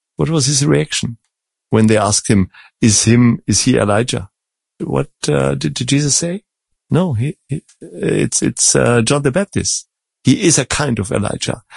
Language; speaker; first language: English; non-native, fluent; Czech